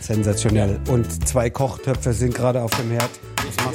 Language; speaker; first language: German; native; German